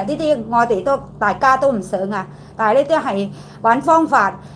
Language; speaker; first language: Cantonese; non-native, learner; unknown